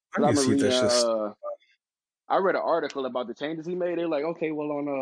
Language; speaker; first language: English; native; English